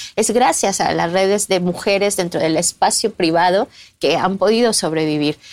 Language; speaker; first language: Spanish; native; Spanish